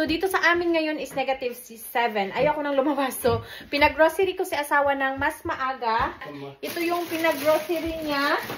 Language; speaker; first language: Filipino; non-native, local second language; Cebuano